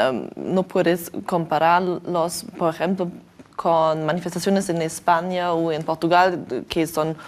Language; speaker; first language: Spanish; non-native, learner; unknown